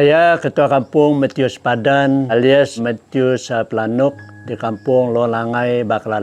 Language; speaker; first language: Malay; non-native, local second language; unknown